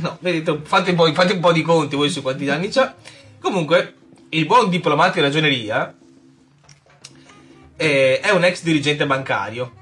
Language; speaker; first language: Italian; native; Italian